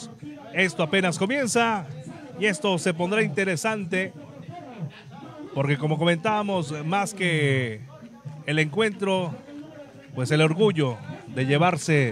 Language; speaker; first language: Spanish; native; Spanish